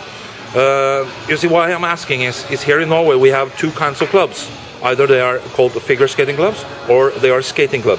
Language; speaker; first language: English; non-native, fluent; Norwegian